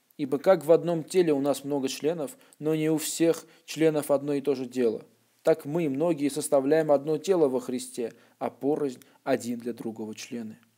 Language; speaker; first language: Russian; non-native, local second language; Armenian